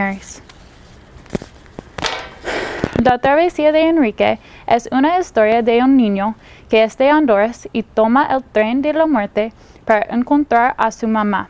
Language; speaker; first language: Spanish; non-native, learner; English